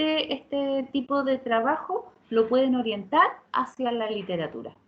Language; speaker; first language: Spanish; native; Spanish